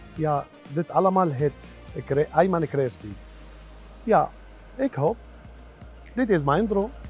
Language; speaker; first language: Dutch; non-native, learner; Arabic